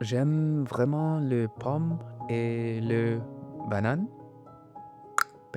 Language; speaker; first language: French; non-native, learner; Haitian Creole